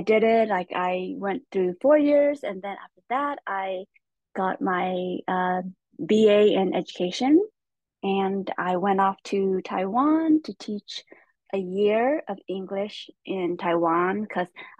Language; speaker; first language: English; early bilingual, other home language; Hmong